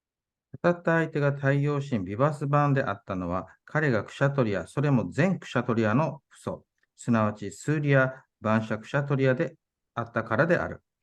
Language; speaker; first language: Japanese; native; Japanese